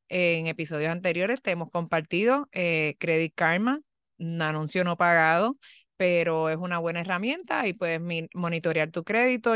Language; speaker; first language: Spanish; early bilingual, heritage; Spanish